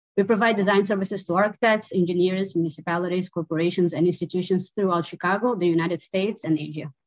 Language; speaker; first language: English; non-native, fluent; Portuguese